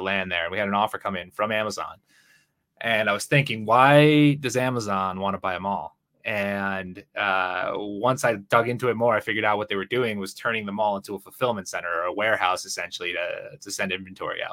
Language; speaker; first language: English; native; English